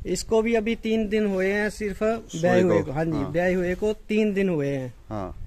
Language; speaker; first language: Hindi; native; Hindi